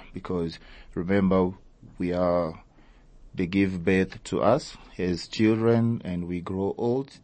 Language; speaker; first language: English; early bilingual, other home language; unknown